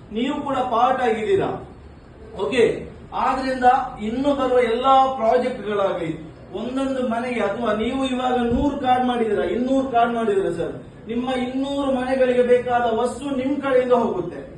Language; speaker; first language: Kannada; non-native, local second language; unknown